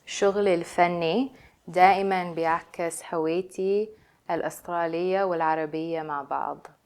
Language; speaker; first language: Arabic; early bilingual, other home language; English